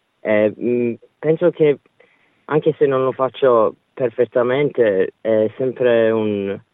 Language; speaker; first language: Italian; early bilingual, heritage; Italian